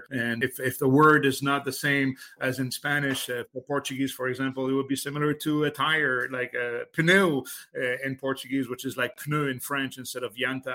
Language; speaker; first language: English; non-native, fluent; French